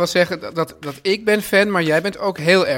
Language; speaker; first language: Dutch; native; Dutch